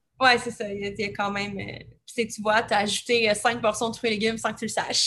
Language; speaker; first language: French; native; French